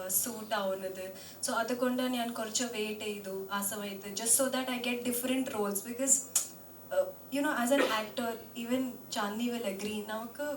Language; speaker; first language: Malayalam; non-native, local second language; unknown